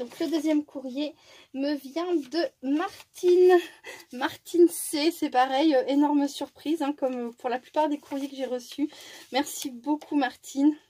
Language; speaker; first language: French; native; French